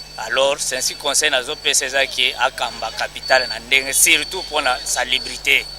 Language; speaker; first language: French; non-native, local second language; Lingala